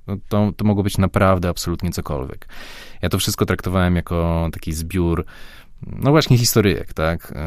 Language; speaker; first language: Polish; native; Polish